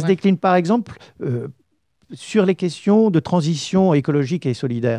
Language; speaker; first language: French; native; French